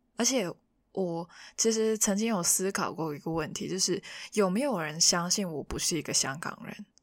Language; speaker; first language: Chinese; non-native, local second language; Cantonese